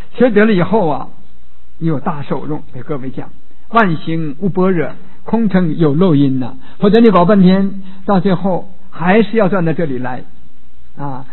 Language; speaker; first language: Chinese; native; Chinese